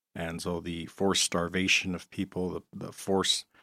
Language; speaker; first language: English; native; English